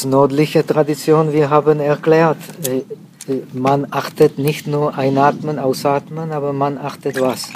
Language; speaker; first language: German; non-native, fluent; Czech